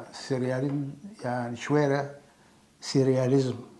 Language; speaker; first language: German; non-native, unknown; Arabic